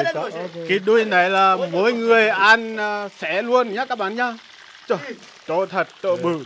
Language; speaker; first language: Vietnamese; non-native, fluent; Portuguese